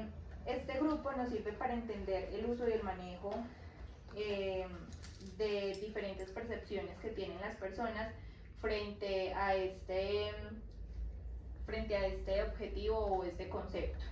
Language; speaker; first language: Spanish; native; Spanish